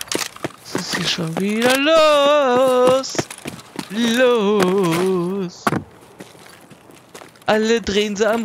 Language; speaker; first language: German; native; German